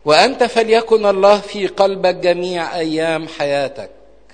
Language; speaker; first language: Arabic; native; Arabic